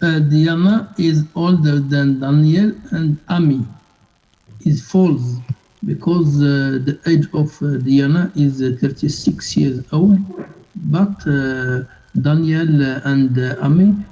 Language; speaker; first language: English; non-native, learner; Arabic